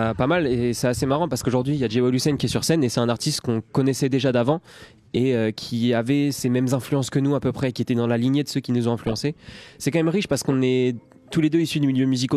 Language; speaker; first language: French; native; French